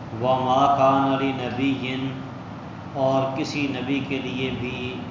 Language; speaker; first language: Urdu; non-native, local second language; Punjabi